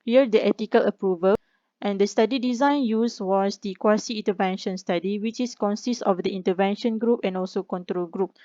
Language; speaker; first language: English; non-native, local second language; Malay